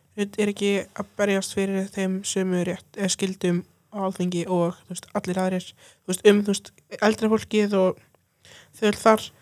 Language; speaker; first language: Icelandic; native; Icelandic